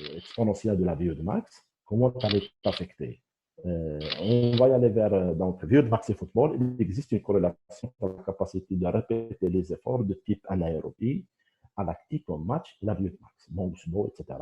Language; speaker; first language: French; non-native, local second language; Arabic